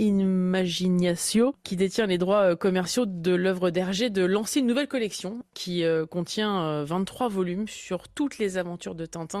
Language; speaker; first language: French; native; French